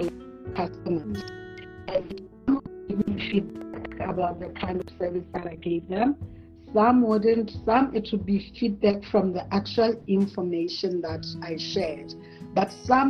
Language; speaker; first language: English; non-native, local second language; Tswana